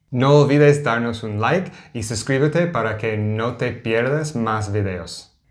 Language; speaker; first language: Spanish; non-native, learner; English